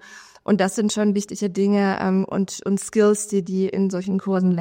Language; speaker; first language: German; native; German